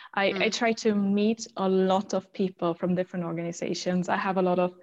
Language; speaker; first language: English; non-native, fluent; German